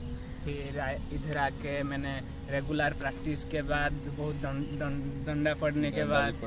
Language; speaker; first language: Hindi; non-native, local second language; Odia